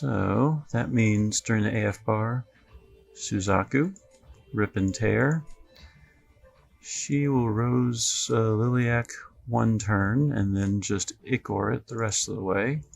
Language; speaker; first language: English; native; English